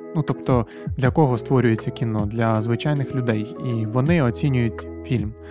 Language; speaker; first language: Ukrainian; native; Ukrainian